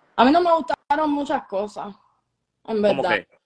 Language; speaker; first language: Spanish; native; Spanish